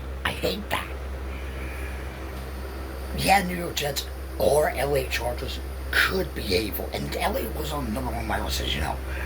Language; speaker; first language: English; native; English